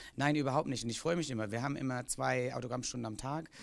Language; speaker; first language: German; non-native, fluent; English